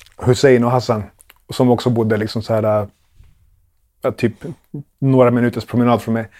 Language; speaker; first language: Swedish; early bilingual, other home language; Spanish